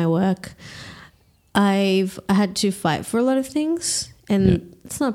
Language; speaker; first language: English; native; English